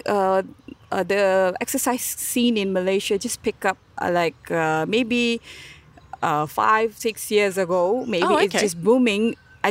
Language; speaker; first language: English; non-native, local second language; Malay